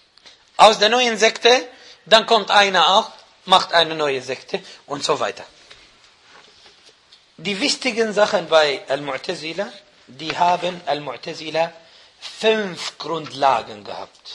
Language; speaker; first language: German; non-native, fluent; Arabic